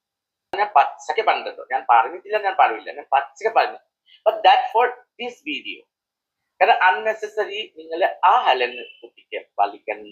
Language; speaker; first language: Malayalam; non-native, learner; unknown